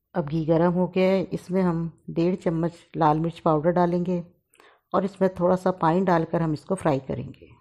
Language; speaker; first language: Hindi; native; Hindi